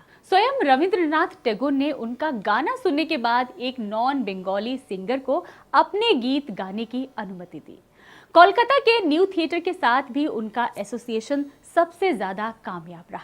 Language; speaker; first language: Hindi; native; Hindi